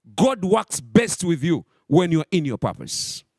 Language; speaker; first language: English; non-native, local second language; Swahili